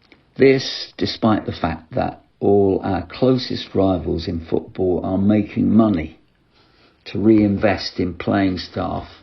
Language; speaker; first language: English; native; English